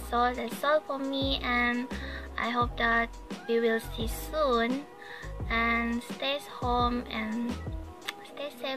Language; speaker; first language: English; non-native, learner; Malay